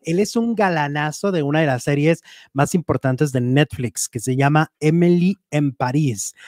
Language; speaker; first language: Spanish; native; Spanish